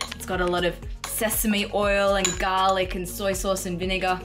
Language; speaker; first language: English; native; English